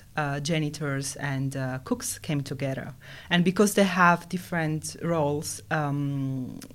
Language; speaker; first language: English; non-native, fluent; Italian